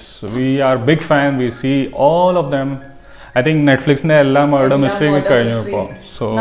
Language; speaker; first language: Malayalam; early bilingual, heritage; Malayalam